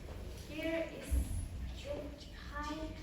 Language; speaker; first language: English; non-native, learner; Mongolian